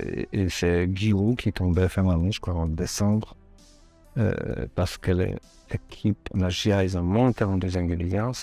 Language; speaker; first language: French; non-native, learner; Polish